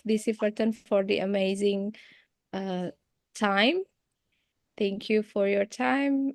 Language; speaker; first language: English; non-native, fluent; Indonesian